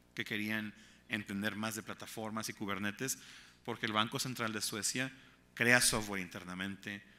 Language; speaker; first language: Spanish; native; Spanish